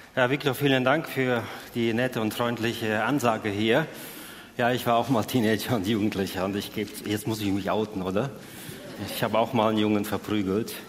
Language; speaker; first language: German; native; German